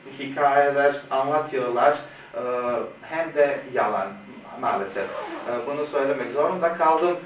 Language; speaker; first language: Turkish; non-native, fluent; Bosnian